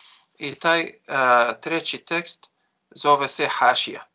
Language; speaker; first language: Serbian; non-native, fluent; Arabic